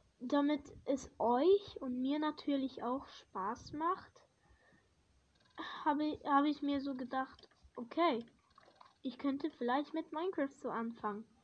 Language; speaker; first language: German; early bilingual, other home language; Hungarian